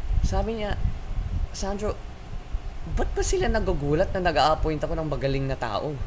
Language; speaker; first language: Filipino; native; Filipino